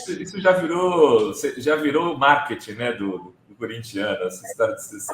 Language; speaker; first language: Portuguese; native; Portuguese